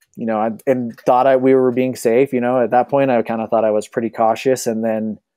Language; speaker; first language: English; native; English